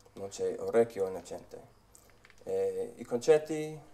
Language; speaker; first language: Italian; non-native, learner; English